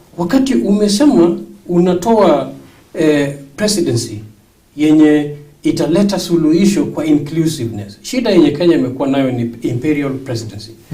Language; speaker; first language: Swahili; non-native, local second language; Luo (Kenya and Tanzania)